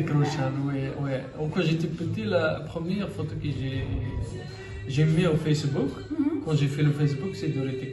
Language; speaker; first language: French; non-native, local second language; Arabic